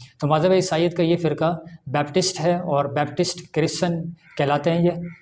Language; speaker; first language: Urdu; native; Urdu